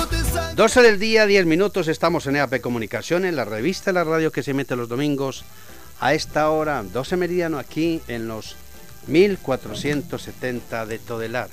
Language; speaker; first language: Spanish; native; Spanish